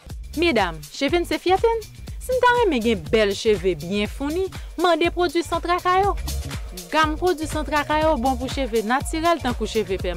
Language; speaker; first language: Haitian Creole; native; Haitian Creole